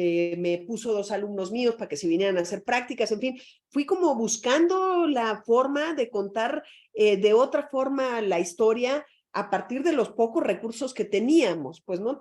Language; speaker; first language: Spanish; native; Spanish